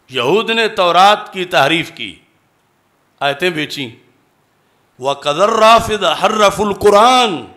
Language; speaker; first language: Urdu; native; Urdu